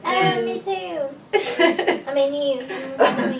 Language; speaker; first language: English; native; English